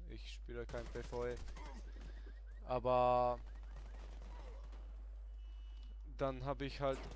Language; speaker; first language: German; early bilingual, other home language; Hungarian